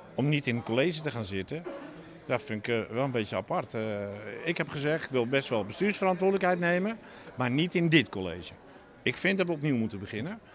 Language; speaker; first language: Dutch; native; Dutch